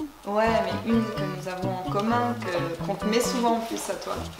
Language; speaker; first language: French; native; French